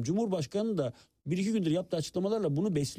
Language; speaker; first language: Turkish; native; Turkish